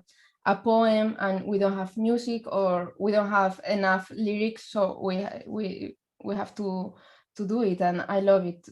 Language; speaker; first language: English; non-native, learner; Spanish